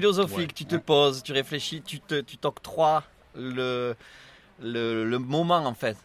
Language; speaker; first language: French; native; French